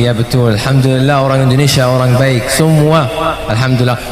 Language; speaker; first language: Indonesian; non-native, learner; Arabic